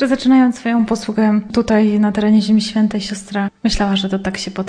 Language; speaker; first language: Polish; native; Polish